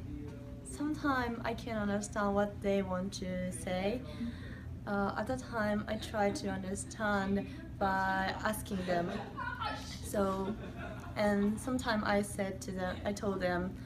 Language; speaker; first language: English; non-native, learner; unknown